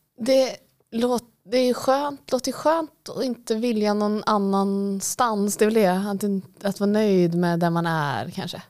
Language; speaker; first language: Swedish; native; Swedish